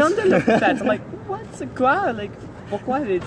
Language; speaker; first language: French; non-native, learner; English